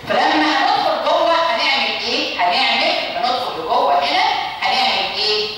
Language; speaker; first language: Arabic; native; Arabic